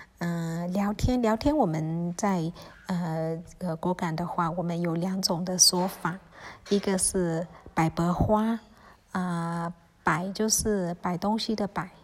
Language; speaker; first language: Chinese; early bilingual, heritage; Chinese